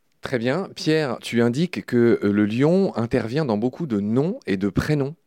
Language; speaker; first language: French; native; French